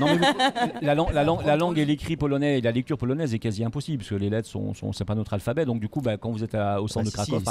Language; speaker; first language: French; native; French